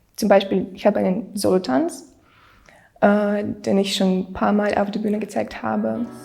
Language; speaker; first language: German; non-native, fluent; Ukrainian